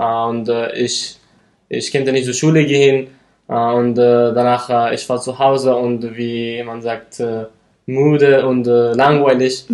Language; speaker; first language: German; non-native, learner; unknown